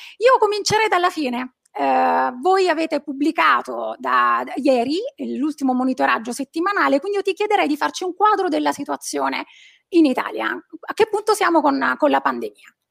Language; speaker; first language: Italian; native; Italian